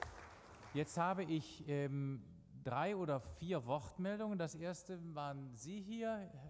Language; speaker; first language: German; native; German